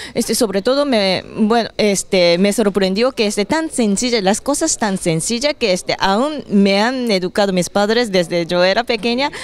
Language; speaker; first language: Spanish; non-native, fluent; Japanese